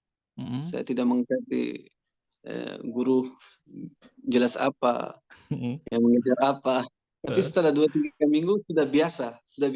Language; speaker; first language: Indonesian; non-native, learner; Persian